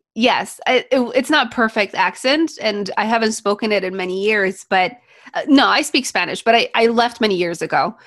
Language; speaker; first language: English; non-native, fluent; Polish